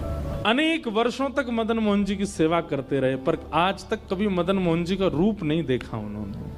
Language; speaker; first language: Hindi; native; Hindi